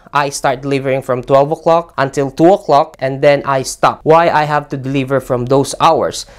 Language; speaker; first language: English; non-native, local second language; Filipino